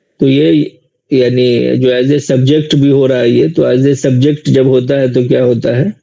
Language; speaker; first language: Urdu; native; Urdu